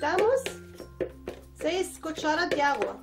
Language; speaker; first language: Spanish; non-native, learner; Arabic